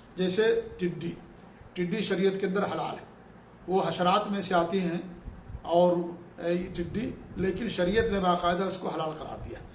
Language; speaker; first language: Urdu; native; Urdu